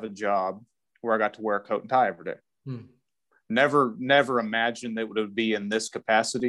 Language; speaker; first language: English; native; English